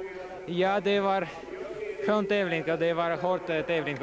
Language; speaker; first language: Swedish; non-native, learner; Russian